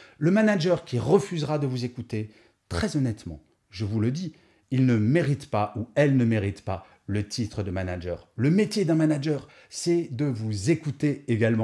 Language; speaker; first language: French; native; French